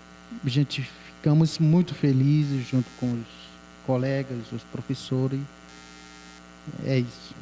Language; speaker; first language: Portuguese; non-native, local second language; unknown